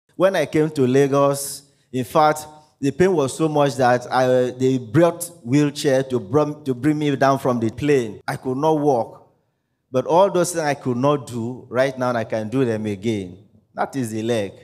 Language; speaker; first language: English; non-native, local second language; Ibibio